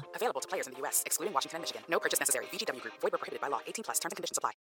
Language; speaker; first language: English; native; English